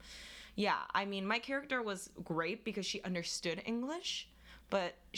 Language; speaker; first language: English; non-native, fluent; Korean